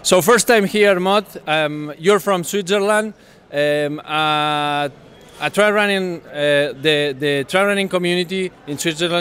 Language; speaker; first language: English; non-native, fluent; Spanish